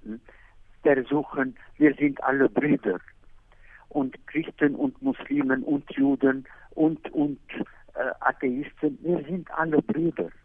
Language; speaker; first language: German; non-native, fluent; Arabic